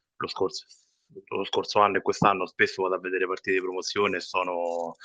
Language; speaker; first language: Italian; native; Italian